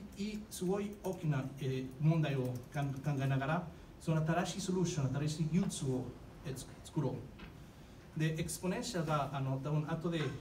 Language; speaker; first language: Japanese; non-native, fluent; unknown